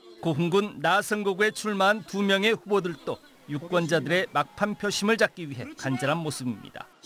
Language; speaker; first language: Korean; native; Korean